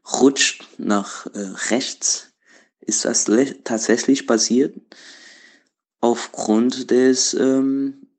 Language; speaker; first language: German; non-native, learner; Portuguese